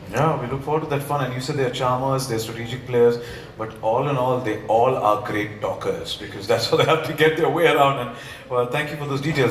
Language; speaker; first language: English; non-native, local second language; Hindi